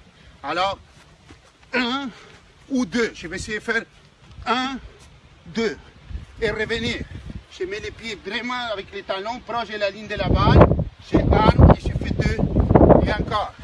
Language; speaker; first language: French; non-native, fluent; Spanish